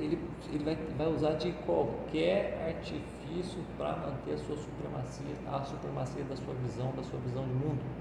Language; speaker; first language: Portuguese; native; Portuguese